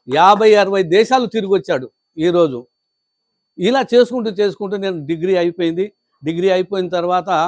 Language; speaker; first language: Telugu; non-native, local second language; Lambadi